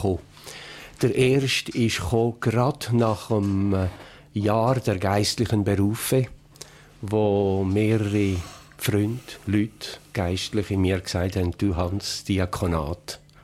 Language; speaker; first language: German; native; German